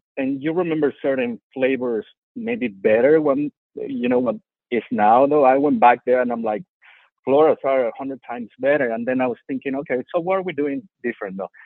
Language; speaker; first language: English; non-native, fluent; Spanish